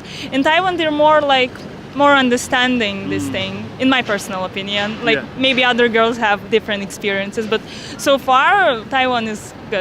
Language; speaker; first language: English; non-native, fluent; Lithuanian